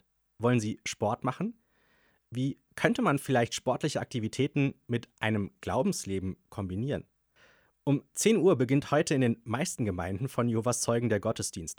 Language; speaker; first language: German; native; German